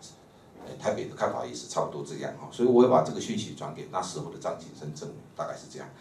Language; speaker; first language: Chinese; native; Chinese